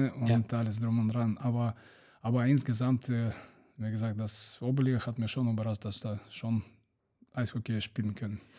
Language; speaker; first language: German; non-native, fluent; Russian